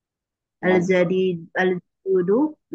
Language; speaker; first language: Arabic; non-native, learner; Malay